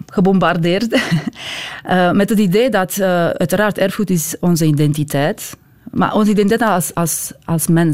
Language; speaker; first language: Dutch; non-native, fluent; Romanian